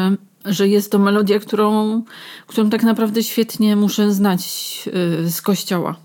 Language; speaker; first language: Polish; native; Polish